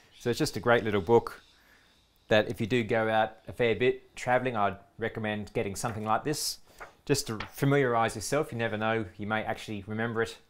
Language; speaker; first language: English; native; English